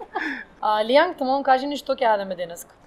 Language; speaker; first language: Macedonian; native; Macedonian